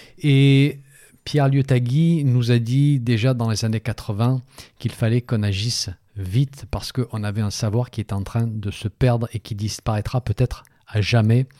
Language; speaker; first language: French; native; French